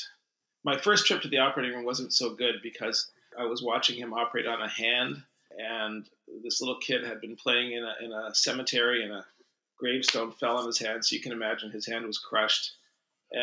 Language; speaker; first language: English; native; English